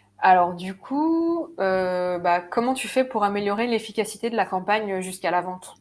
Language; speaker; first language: French; native; French